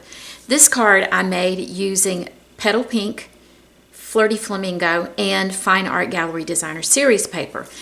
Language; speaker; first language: English; native; English